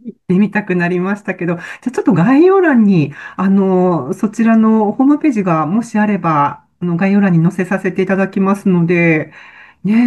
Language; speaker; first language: Japanese; native; Japanese